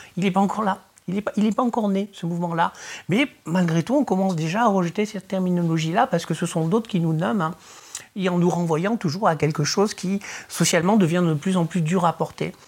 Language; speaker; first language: French; early bilingual, other home language; Spanish